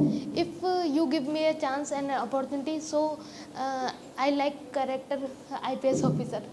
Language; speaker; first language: English; non-native, learner; Hindi